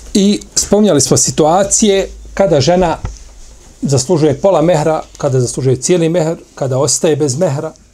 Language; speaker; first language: Bosnian; native; Bosnian